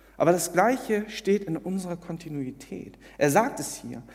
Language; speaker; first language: German; early bilingual, other home language; Korean